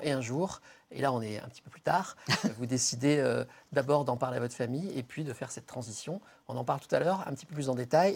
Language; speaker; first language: French; native; French